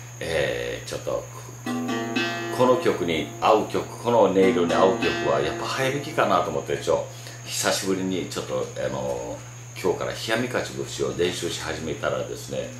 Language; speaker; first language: Japanese; native; Japanese